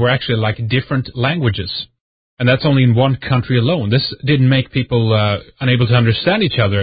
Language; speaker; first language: English; non-native, fluent; Swedish